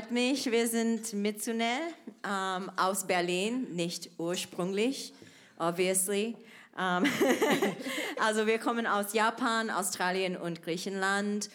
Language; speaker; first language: German; non-native, fluent; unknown